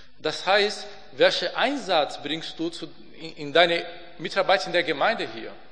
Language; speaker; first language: German; non-native, fluent; Portuguese